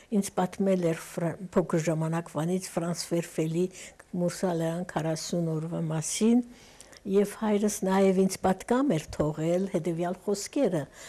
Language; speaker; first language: Armenian; early bilingual, heritage; Armenian